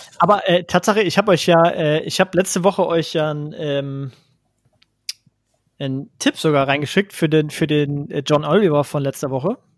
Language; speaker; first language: German; native; German